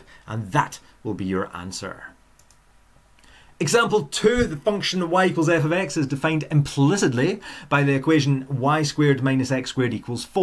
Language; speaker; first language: English; native; English